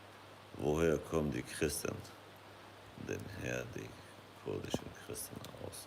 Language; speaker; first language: German; non-native, fluent; Kurdish